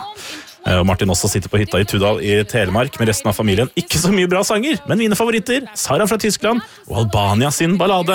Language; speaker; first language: Norwegian; native; Norwegian